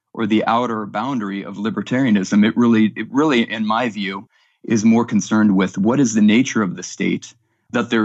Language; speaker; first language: English; native; English